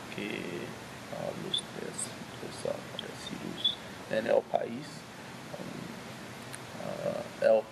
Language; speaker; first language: Spanish; non-native, learner; English